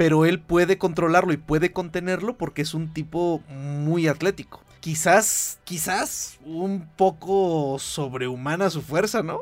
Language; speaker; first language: Spanish; native; Spanish